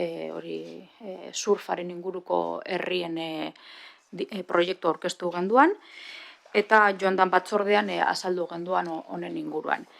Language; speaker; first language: Basque; native; Basque